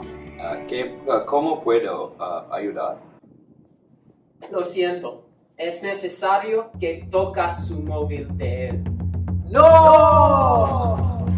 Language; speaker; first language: Spanish; non-native, learner; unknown